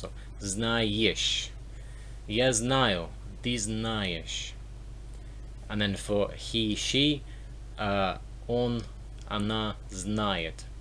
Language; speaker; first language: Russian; non-native, learner; English